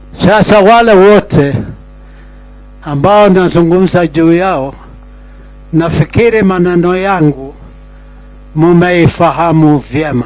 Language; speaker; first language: Swahili; non-native, local second language; Kikuyu